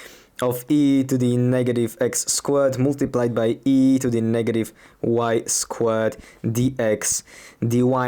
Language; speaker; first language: English; non-native, fluent; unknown